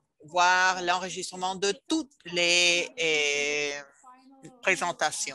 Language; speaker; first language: French; non-native, fluent; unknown